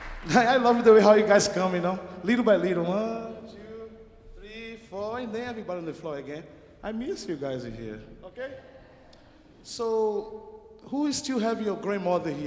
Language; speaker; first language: English; non-native, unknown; Portuguese